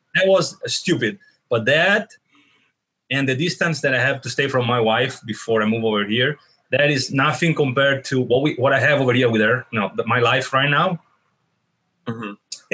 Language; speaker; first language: English; non-native, fluent; Italian